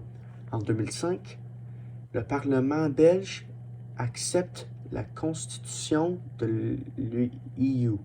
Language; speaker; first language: French; non-native, learner; English